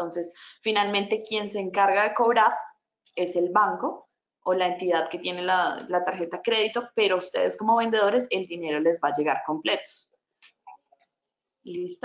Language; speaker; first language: Spanish; native; Spanish